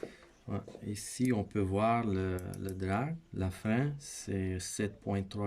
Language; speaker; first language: French; non-native, fluent; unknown